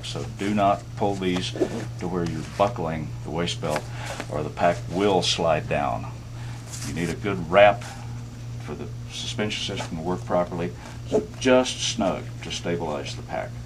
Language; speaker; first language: English; native; English